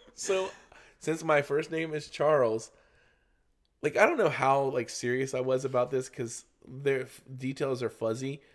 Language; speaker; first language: English; native; English